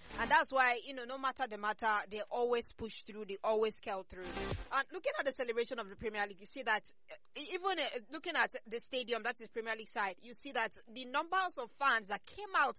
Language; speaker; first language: English; non-native, local second language; Ibibio